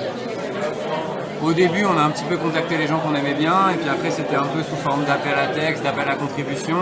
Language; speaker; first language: French; native; French